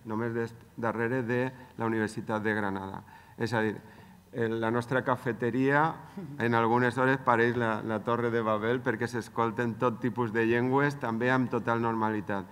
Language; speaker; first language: Catalan; native; Catalan